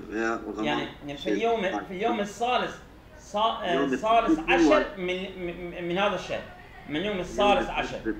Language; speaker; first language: Arabic; non-native, fluent; Turkish